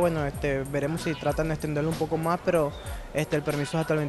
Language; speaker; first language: Spanish; native; Spanish